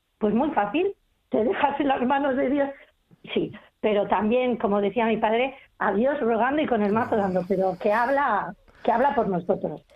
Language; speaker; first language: Spanish; native; Spanish